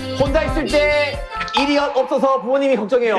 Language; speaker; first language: Korean; native; Korean